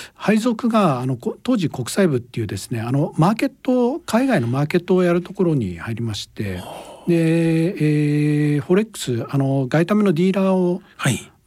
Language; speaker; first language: Japanese; native; Japanese